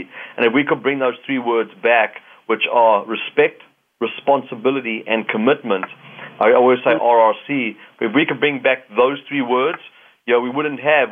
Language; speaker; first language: English; native; English